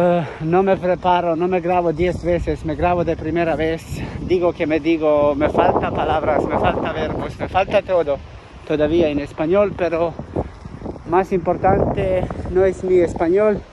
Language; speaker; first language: Spanish; non-native, learner; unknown